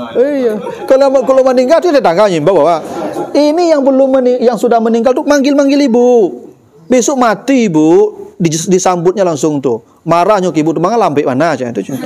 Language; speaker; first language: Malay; non-native, local second language; Minangkabau